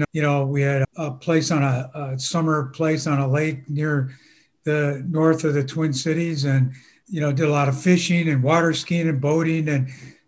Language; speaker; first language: English; native; English